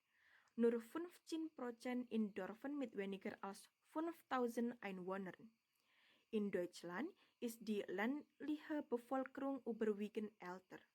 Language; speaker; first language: German; non-native, learner; Indonesian